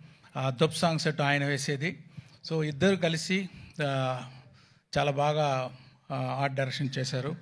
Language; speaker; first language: Telugu; non-native, local second language; Tamil